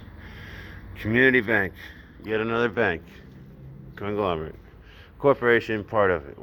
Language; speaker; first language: English; native; English